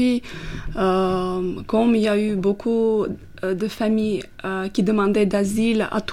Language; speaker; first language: French; non-native, fluent; Armenian